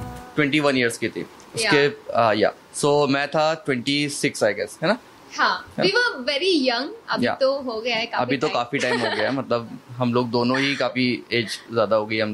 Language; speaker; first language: Hindi; native; Hindi